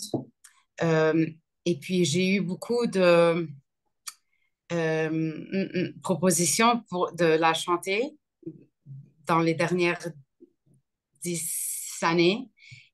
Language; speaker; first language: French; early bilingual, other home language; Arabic